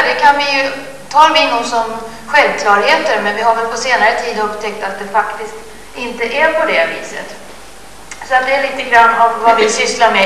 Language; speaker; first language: Swedish; native; Swedish